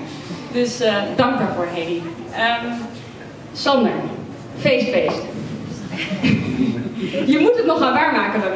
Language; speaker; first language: Dutch; native; Dutch